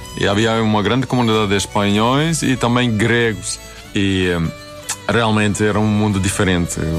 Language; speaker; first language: Portuguese; non-native, fluent; Swedish